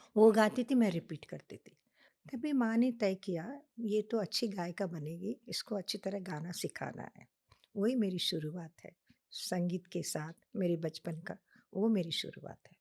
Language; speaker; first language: Hindi; non-native, local second language; Telugu